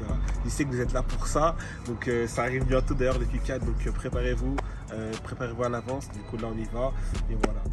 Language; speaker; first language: French; native; French